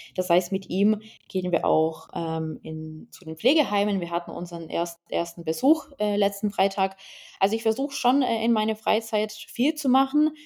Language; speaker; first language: German; non-native, fluent; Lithuanian